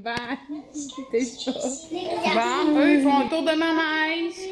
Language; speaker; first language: French; native; French